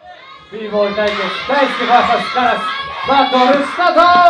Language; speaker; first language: Japanese; native; Japanese